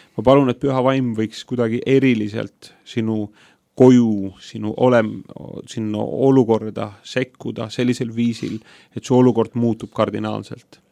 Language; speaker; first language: Estonian; native; Estonian